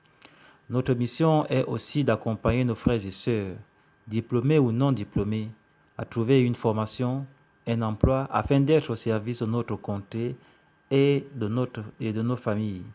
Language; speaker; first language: French; non-native, local second language; Fang